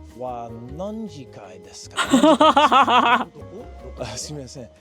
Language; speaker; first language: Japanese; non-native, learner; English